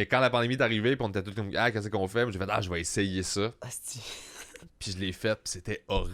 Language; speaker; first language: French; native; French